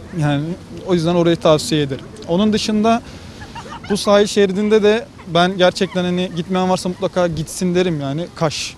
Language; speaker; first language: Turkish; native; Turkish